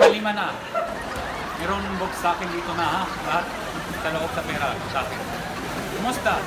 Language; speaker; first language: Filipino; non-native, learner; Arabic